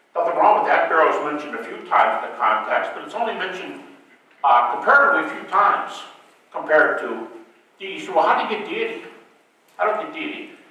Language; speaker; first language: English; native; English